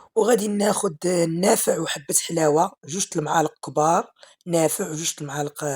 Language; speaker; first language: Arabic; native; Arabic